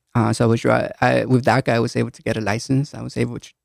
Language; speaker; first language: English; early bilingual, other home language; Spanish